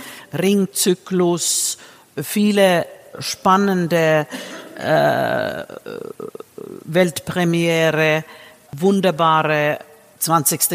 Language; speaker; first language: German; non-native, fluent; Finnish